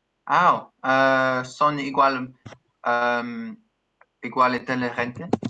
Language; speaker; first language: Spanish; non-native, learner; English